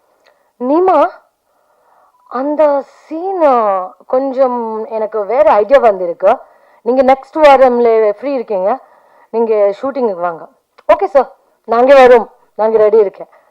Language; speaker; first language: Tamil; non-native, learner; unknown